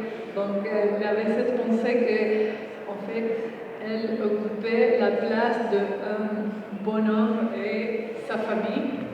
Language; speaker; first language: French; non-native, fluent; Spanish